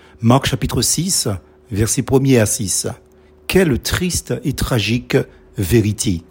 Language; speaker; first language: French; non-native, local second language; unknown